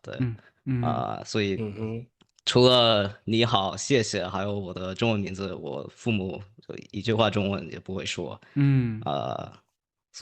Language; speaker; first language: Chinese; early bilingual, heritage; English